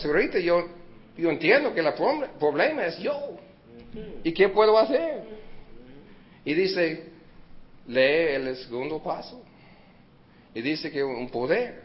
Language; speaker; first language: Spanish; early bilingual, heritage; Spanish